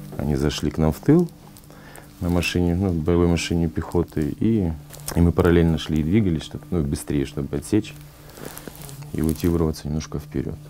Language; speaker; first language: Russian; native; Russian